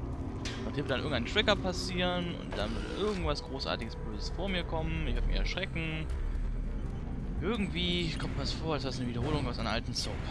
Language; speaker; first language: German; native; German